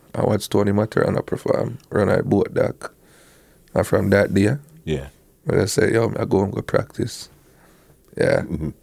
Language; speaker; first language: English; native; English